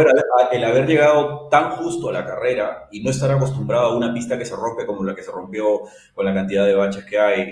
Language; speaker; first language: Spanish; native; Spanish